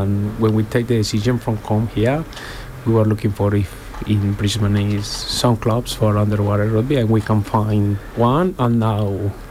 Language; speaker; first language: English; non-native, learner; Spanish